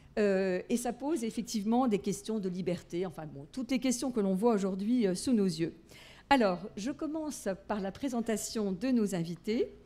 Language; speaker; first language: French; native; French